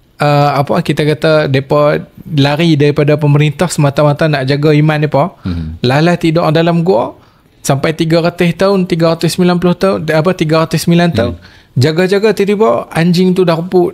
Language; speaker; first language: Malay; native; Malay